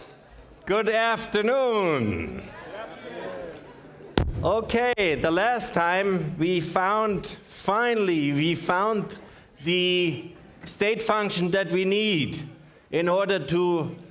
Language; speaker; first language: English; non-native, fluent; German